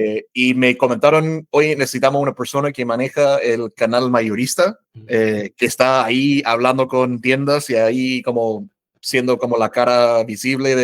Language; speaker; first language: Spanish; non-native, fluent; English